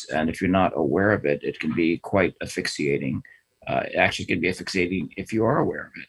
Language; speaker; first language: English; native; English